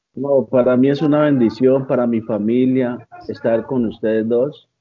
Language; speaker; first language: Spanish; native; Spanish